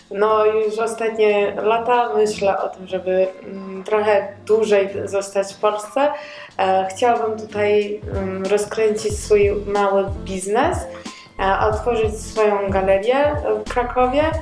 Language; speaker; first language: Polish; non-native, learner; Georgian